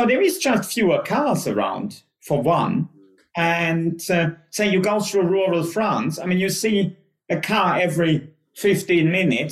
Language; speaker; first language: English; non-native, fluent; German